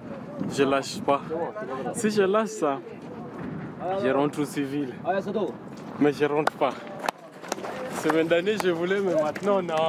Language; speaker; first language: French; non-native, learner; Spanish